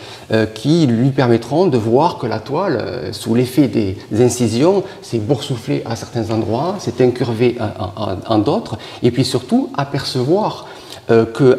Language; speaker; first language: French; native; French